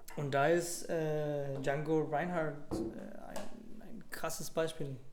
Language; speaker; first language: German; non-native, fluent; Spanish